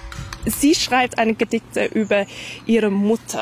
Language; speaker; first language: German; non-native, fluent; English